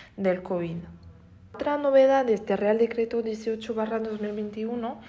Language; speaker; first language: Spanish; non-native, fluent; French